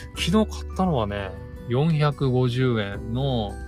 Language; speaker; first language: Japanese; native; Japanese